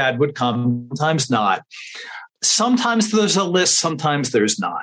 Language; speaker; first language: English; native; English